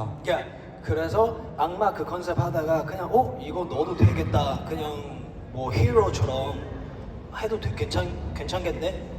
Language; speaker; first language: Korean; early bilingual, heritage; English